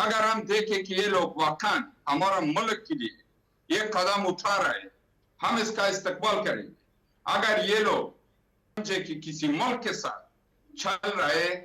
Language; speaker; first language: Hindi; non-native, learner; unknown